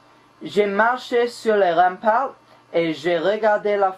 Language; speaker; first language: French; non-native, learner; English